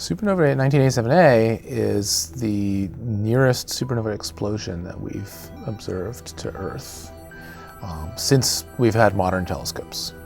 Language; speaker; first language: English; native; English